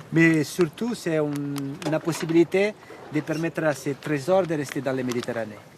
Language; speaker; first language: French; non-native, fluent; Italian